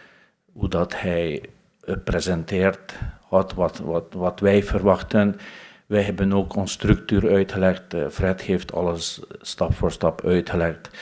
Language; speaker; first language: Dutch; non-native, fluent; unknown